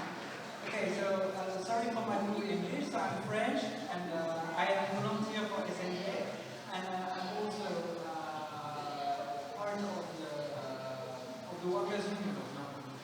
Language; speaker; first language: English; non-native, fluent; French